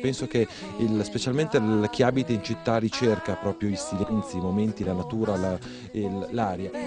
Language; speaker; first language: Italian; native; Italian